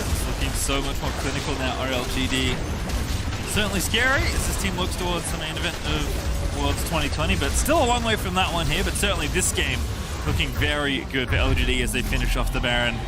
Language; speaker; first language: English; native; English